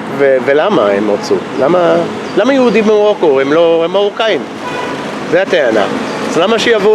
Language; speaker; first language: Hebrew; non-native, fluent; English